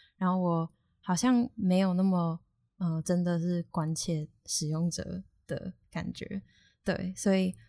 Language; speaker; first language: Chinese; native; Chinese